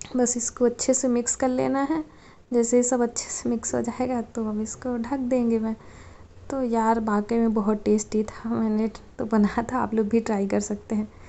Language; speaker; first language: Hindi; native; Hindi